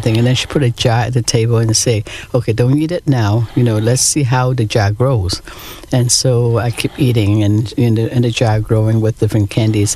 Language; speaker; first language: English; non-native, local second language; Cantonese